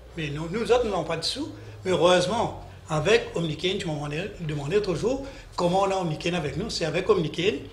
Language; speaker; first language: French; non-native, local second language; Morisyen